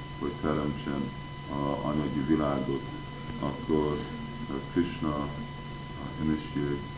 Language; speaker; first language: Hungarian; early bilingual, heritage; Hungarian